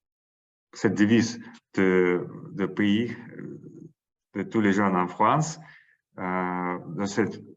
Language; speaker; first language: French; non-native, learner; Russian